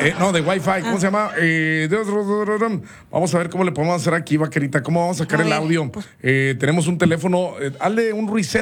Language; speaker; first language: Spanish; native; Spanish